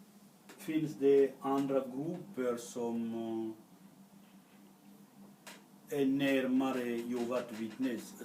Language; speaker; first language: Swedish; non-native, fluent; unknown